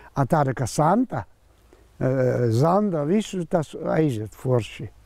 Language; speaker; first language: Latvian; non-native, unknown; Hungarian